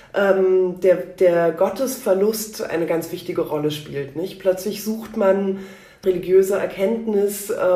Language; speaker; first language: German; native; German